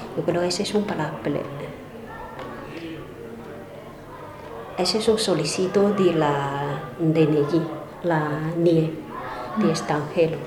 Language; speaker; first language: Spanish; non-native, learner; Chinese